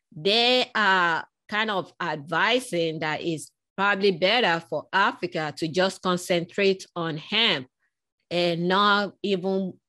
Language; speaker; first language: English; non-native, local second language; Yoruba